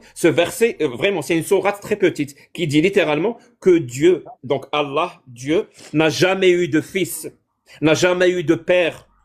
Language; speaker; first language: French; non-native, local second language; Arabic